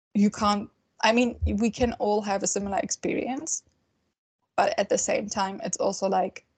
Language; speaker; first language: English; non-native, fluent; German